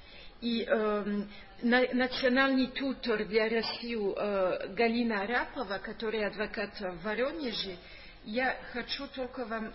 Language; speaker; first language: Russian; non-native, fluent; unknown